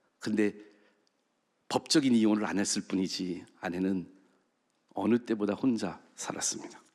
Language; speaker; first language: Korean; early bilingual, heritage; Korean